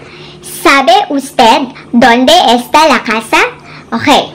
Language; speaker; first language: Spanish; non-native, learner; Filipino